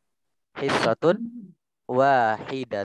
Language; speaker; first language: Arabic; non-native, fluent; Indonesian